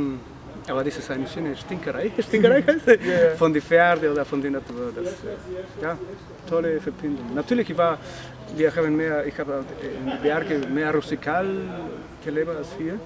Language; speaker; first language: German; non-native, learner; Spanish